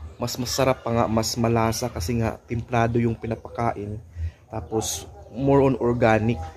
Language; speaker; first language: Filipino; non-native, local second language; Cebuano